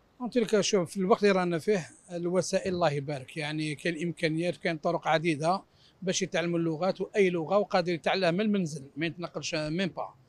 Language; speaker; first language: Arabic; non-native, local second language; Berber languages